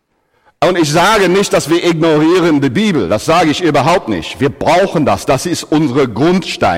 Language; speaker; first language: German; non-native, fluent; English